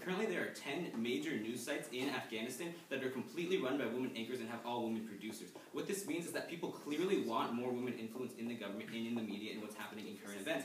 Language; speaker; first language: English; native; English